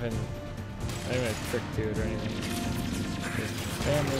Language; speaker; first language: English; native; English